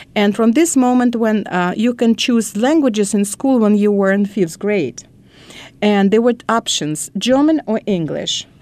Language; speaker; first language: English; non-native, fluent; Russian